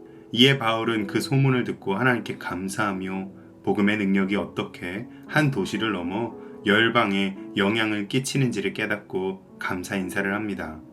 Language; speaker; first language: Korean; native; Korean